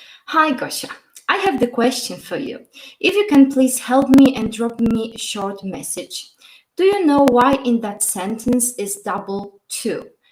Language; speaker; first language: English; non-native, fluent; Polish